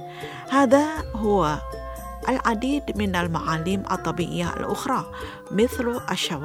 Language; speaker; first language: Arabic; non-native, fluent; Indonesian